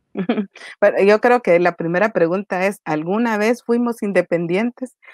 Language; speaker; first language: Spanish; native; Spanish